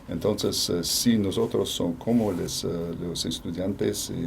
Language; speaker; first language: Spanish; non-native, fluent; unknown